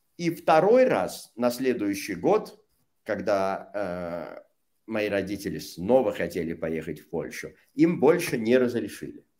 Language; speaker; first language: Russian; native; Russian